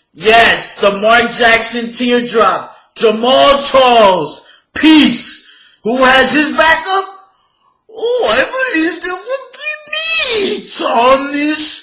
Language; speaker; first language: English; native; English